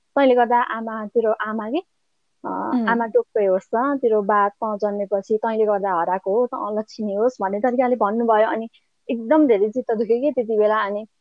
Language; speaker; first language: Nepali; native; Nepali